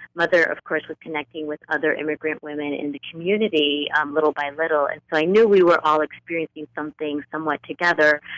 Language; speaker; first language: English; native; English